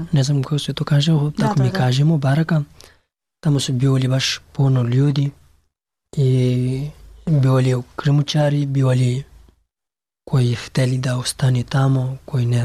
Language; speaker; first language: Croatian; non-native, learner; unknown